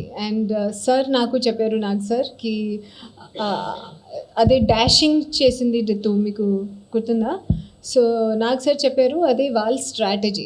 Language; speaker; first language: Telugu; non-native, learner; Hindi